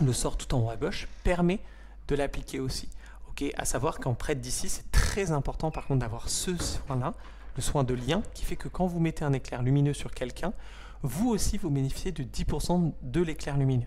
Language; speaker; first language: French; native; French